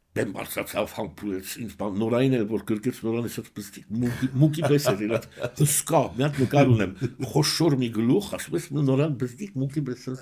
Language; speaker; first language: Armenian; early bilingual, heritage; Armenian